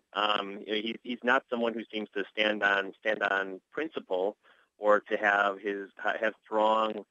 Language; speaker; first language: English; native; English